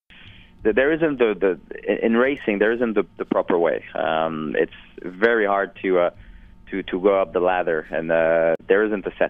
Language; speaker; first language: English; non-native, fluent; French